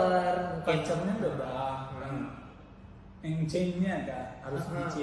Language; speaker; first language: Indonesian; non-native, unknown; Malayalam